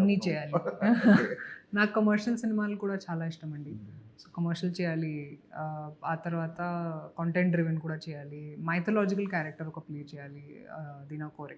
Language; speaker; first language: Telugu; non-native, local second language; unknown